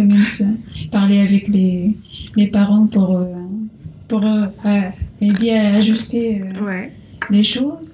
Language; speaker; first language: French; non-native, learner; Portuguese